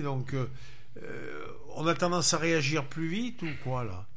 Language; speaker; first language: French; native; French